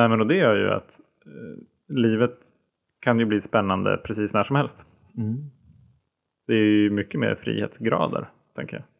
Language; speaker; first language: Swedish; native; Swedish